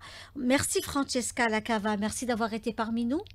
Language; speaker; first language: French; native; French